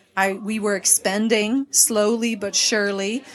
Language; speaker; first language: English; non-native, fluent; French